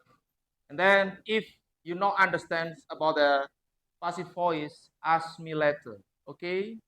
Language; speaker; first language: English; non-native, learner; Javanese